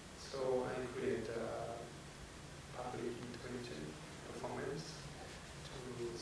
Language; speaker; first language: English; non-native, fluent; Thai